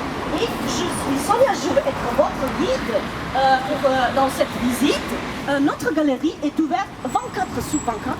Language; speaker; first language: French; non-native, fluent; Slovenian